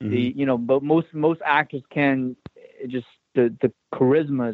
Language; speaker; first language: English; non-native, local second language; Cantonese